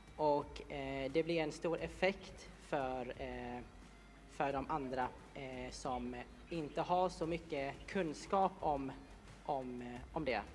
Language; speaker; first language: Swedish; early bilingual, other home language; Thai